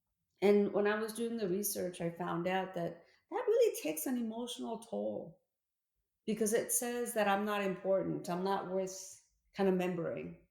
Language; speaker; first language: English; early bilingual, other home language; Korean